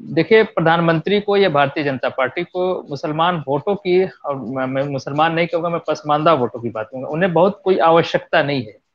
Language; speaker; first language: Hindi; non-native, local second language; Bhojpuri